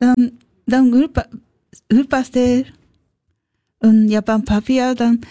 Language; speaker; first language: German; non-native, learner; Japanese